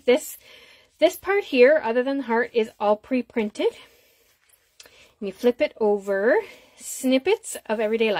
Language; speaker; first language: English; native; English